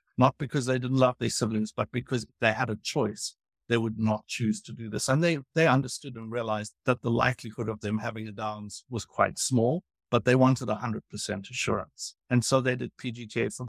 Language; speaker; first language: English; native; English